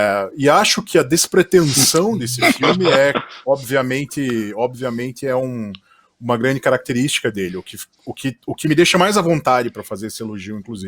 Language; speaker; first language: Portuguese; native; Portuguese